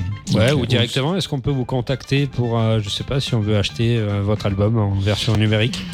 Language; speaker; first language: French; native; French